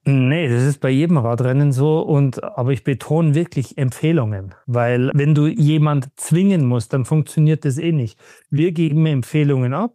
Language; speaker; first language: German; native; German